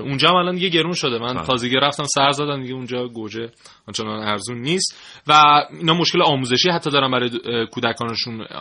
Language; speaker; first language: Persian; native; Persian